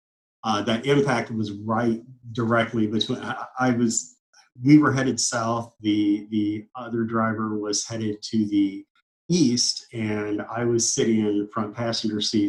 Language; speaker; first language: English; native; English